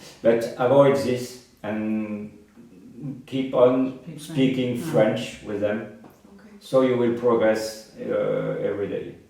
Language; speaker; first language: English; non-native, fluent; French